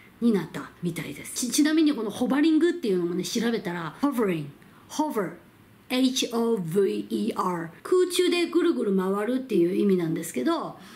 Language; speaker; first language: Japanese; non-native, fluent; Korean